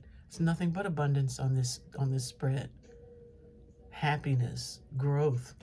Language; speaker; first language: English; native; English